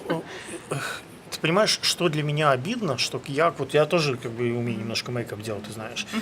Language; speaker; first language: Russian; native; Russian